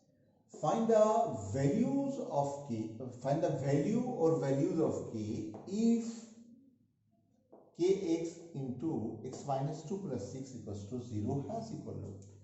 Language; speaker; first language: English; non-native, local second language; Hindi